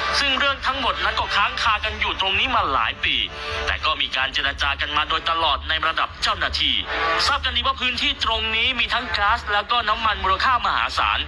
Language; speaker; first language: Thai; native; Thai